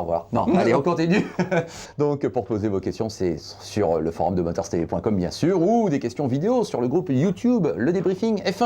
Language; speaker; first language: French; native; French